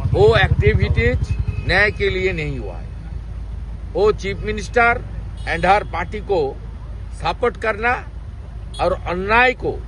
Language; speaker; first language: Hindi; non-native, local second language; Bangla